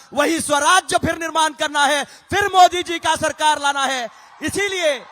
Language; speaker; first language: Hindi; non-native, local second language; Marathi